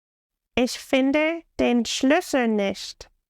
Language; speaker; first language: German; non-native, fluent; English